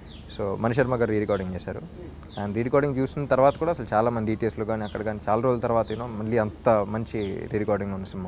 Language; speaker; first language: Telugu; native; Telugu